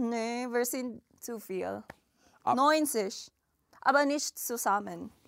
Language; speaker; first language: German; non-native, learner; Filipino